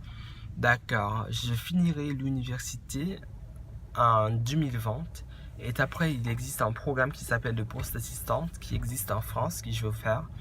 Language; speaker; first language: French; non-native, fluent; English